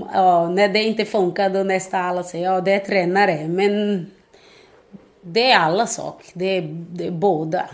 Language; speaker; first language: Swedish; non-native, fluent; Portuguese